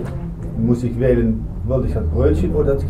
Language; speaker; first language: German; non-native, learner; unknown